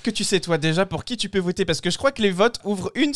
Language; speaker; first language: French; native; French